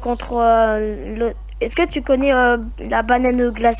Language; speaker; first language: French; native; French